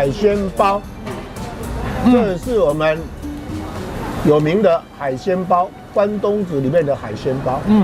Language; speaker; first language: Chinese; native; Chinese